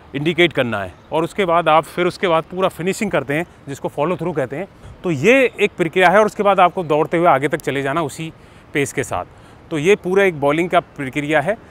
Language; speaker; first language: Hindi; native; Hindi